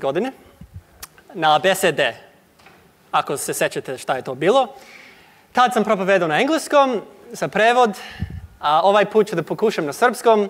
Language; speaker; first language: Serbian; non-native, learner; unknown